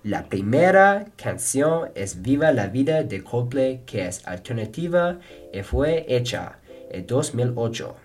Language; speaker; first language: Spanish; non-native, learner; English